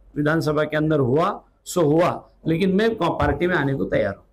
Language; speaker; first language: Hindi; non-native, local second language; Marathi